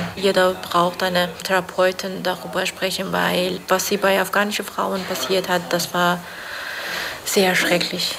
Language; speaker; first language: German; non-native, fluent; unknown